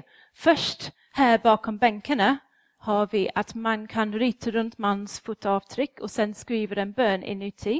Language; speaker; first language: Swedish; non-native, fluent; English